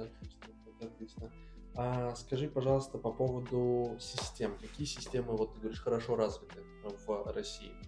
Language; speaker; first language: Russian; native; Russian